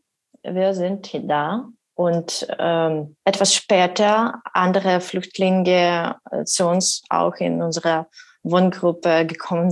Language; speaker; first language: German; non-native, learner; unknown